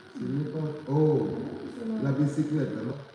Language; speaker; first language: Spanish; non-native, learner; Portuguese